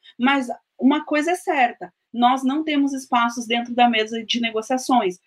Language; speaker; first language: Portuguese; native; Portuguese